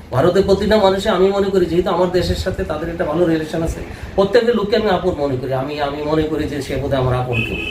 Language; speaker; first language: Bangla; native; Bangla